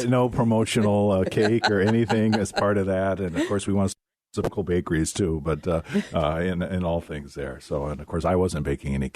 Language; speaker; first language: English; native; English